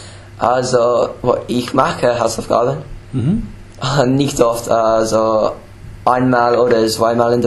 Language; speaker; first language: German; non-native, learner; English